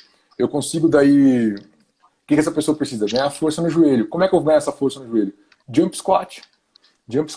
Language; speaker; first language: Portuguese; native; Portuguese